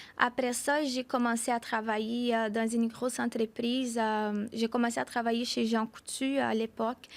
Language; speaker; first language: French; non-native, fluent; Portuguese